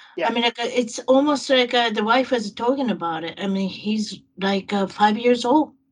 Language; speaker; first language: English; non-native, learner; Japanese